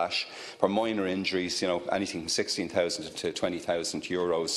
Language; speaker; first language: English; native; English